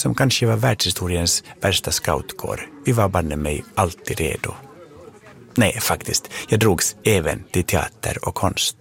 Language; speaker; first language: Swedish; native; Swedish